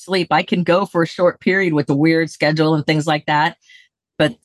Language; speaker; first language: English; native; English